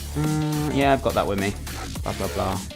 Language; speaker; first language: English; native; English